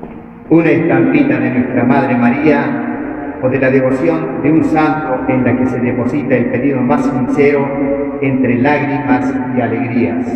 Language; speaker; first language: Spanish; native; Spanish